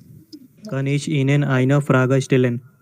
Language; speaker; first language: German; non-native, learner; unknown